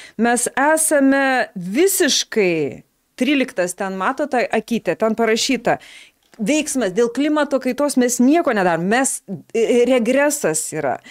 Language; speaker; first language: Lithuanian; native; Lithuanian